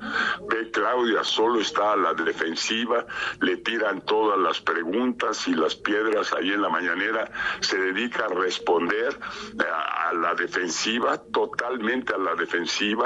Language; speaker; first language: Spanish; native; Spanish